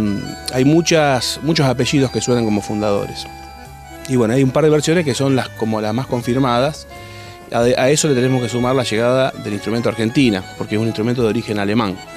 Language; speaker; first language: Spanish; native; Spanish